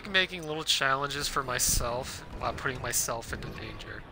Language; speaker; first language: English; native; English